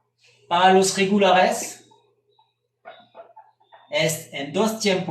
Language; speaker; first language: Spanish; non-native, fluent; French